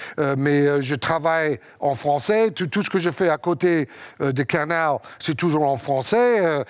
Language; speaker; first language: French; non-native, fluent; English